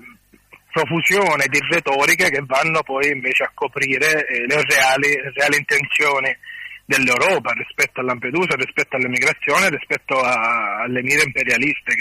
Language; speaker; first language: Italian; native; Italian